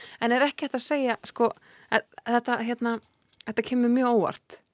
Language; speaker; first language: Icelandic; native; Icelandic